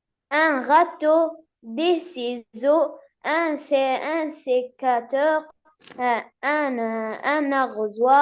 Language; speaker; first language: French; non-native, learner; Arabic